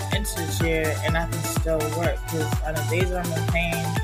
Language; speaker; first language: English; non-native, fluent; Spanish